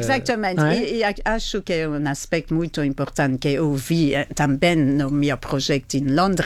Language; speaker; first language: Portuguese; non-native, learner; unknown